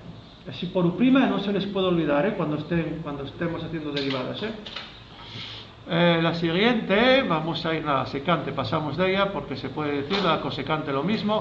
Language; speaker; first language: Spanish; native; Spanish